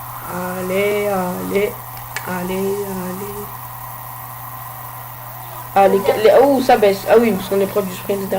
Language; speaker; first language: French; native; French